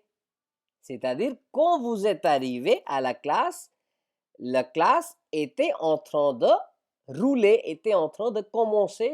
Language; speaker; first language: French; non-native, fluent; Hindi